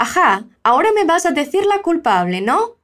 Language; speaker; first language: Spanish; non-native, fluent; Portuguese